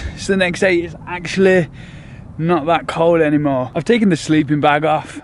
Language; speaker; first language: English; native; English